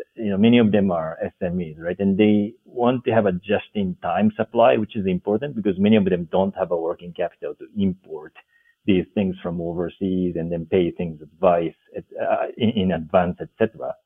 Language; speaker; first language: English; non-native, fluent; Japanese